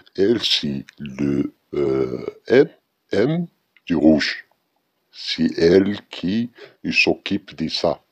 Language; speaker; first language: French; non-native, learner; Arabic